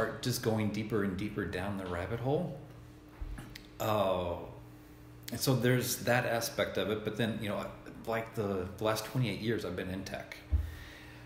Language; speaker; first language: English; native; English